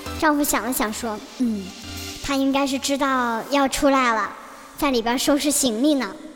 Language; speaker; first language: Chinese; native; Chinese